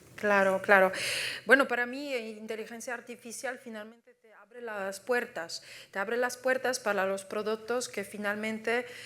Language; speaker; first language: Spanish; non-native, fluent; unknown